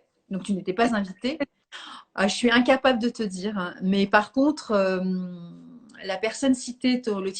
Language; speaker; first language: French; native; French